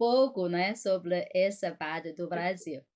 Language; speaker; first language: Portuguese; non-native, fluent; Chinese